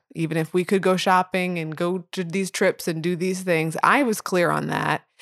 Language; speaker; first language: English; native; English